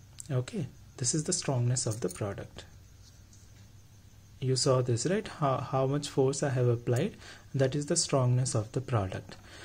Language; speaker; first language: English; non-native, local second language; Telugu